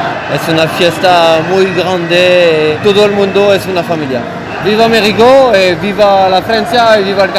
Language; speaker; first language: Spanish; non-native, learner; French